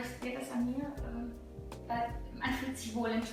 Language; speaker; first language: German; native; German